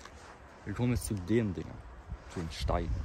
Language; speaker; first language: German; native; German